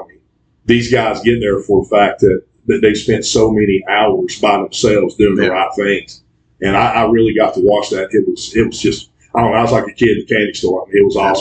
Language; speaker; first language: English; native; English